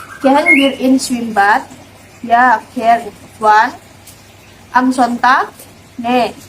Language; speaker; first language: German; non-native, learner; Indonesian